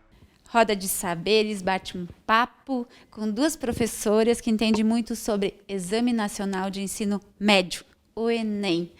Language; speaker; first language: Portuguese; native; Portuguese